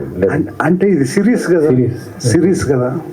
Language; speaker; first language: Telugu; native; Telugu